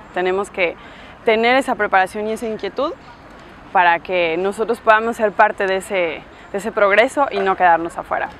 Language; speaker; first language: Spanish; native; Spanish